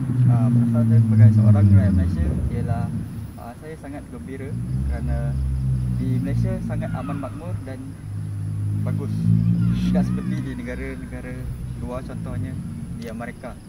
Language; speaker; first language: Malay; non-native, local second language; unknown